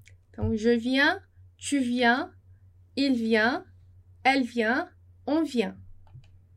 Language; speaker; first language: French; non-native, fluent; Portuguese